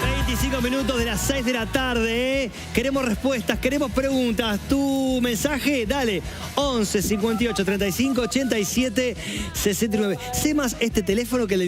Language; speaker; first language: Spanish; native; Spanish